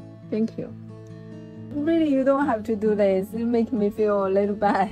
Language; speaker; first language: English; non-native, learner; Chinese